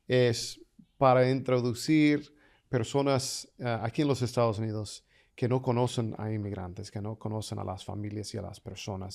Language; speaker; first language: Spanish; non-native, fluent; English